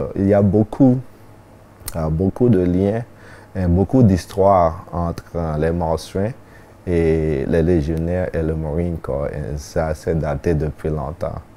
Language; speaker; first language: French; non-native, local second language; Haitian Creole